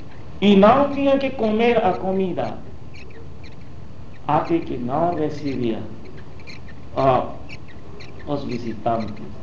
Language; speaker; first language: Portuguese; non-native, learner; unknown